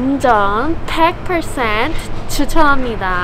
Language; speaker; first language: Korean; non-native, learner; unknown